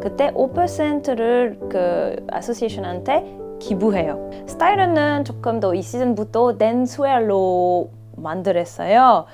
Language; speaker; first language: Korean; non-native, learner; French